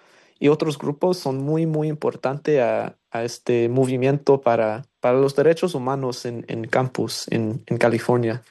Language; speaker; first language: Spanish; non-native, learner; English